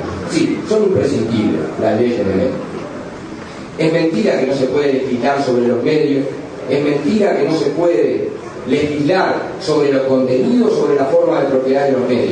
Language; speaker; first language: Spanish; native; Spanish